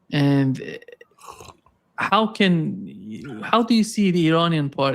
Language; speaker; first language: English; non-native, fluent; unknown